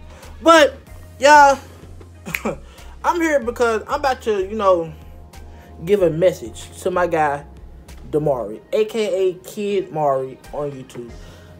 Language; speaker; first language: English; native; English